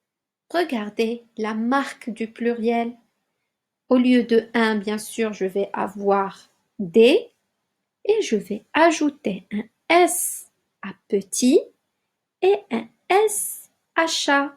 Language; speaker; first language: French; non-native, local second language; Arabic